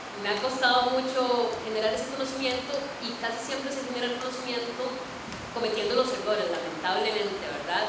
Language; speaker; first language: Spanish; native; Spanish